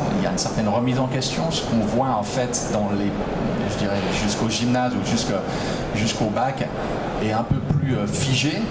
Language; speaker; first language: French; native; French